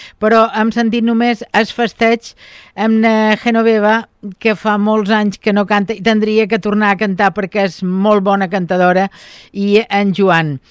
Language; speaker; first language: Catalan; native; Catalan